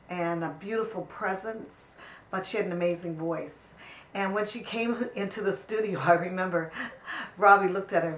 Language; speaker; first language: English; native; English